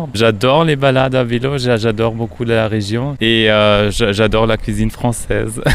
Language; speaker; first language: French; non-native, learner; German